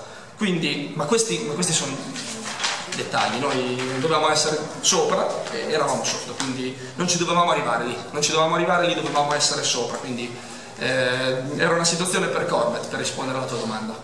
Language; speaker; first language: Italian; native; Italian